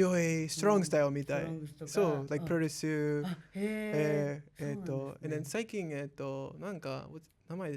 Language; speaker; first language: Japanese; non-native, learner; English